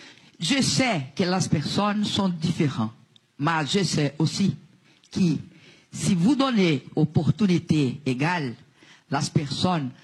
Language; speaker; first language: French; non-native, learner; Portuguese